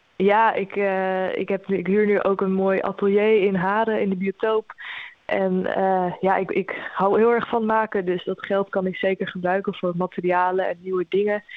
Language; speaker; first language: Dutch; native; Dutch